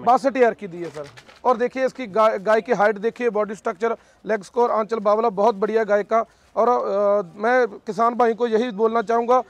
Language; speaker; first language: Hindi; non-native, local second language; Punjabi